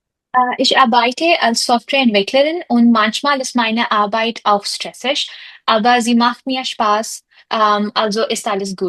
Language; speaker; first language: German; non-native, learner; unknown